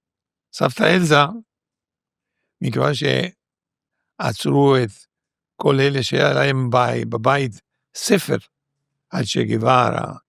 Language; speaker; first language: Hebrew; non-native, fluent; Spanish